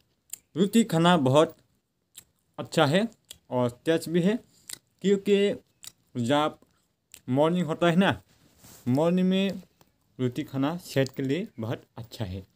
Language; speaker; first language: Hindi; non-native, local second language; Kok Borok